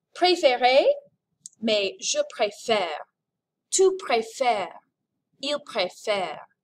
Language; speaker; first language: French; non-native, fluent; English